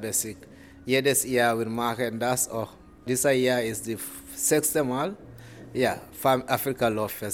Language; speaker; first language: German; non-native, learner; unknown